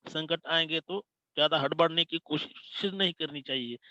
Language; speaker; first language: Hindi; non-native, local second language; Marathi